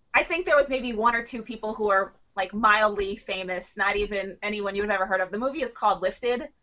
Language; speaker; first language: English; native; English